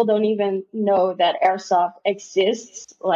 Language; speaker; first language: English; non-native, fluent; Dutch